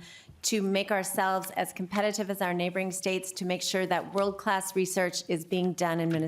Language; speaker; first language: English; native; English